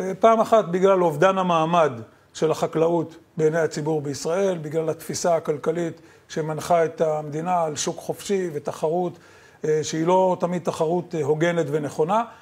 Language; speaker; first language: Hebrew; native; Hebrew